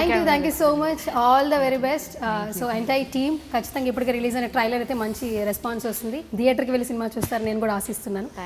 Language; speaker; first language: Telugu; native; Telugu